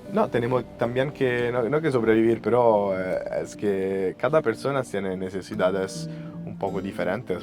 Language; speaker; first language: Spanish; non-native, fluent; Italian